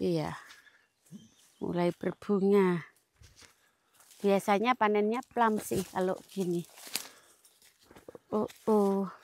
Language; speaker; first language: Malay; non-native, local second language; Javanese